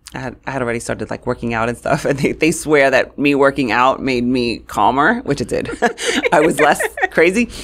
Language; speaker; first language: English; native; English